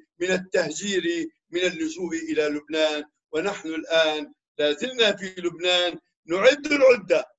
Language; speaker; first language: Arabic; native; Arabic